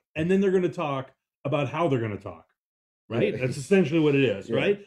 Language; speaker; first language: English; native; English